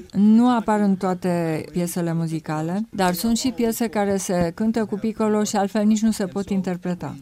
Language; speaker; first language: Romanian; non-native, fluent; German